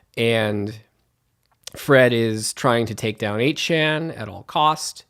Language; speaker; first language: English; native; English